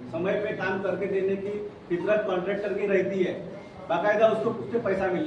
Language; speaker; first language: Hindi; non-native, local second language; Marathi